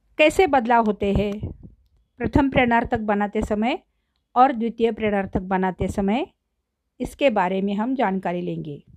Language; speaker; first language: Hindi; non-native, local second language; Marathi